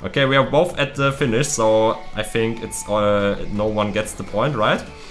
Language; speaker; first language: English; non-native, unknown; German